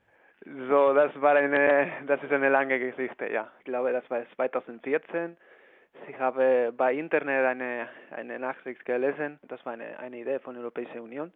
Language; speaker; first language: German; non-native, learner; Spanish